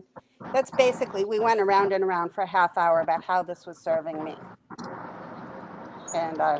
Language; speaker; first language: English; native; English